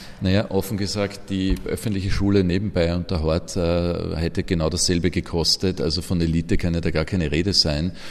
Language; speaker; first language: German; native; German